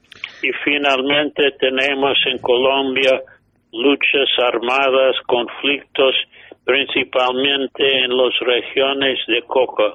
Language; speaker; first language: Spanish; non-native, fluent; English